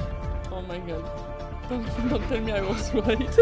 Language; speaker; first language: English; non-native, fluent; French